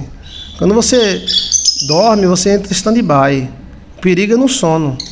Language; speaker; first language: Portuguese; native; Portuguese